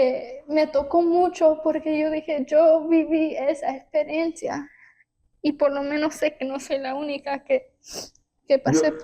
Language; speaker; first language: Spanish; early bilingual, heritage; Spanish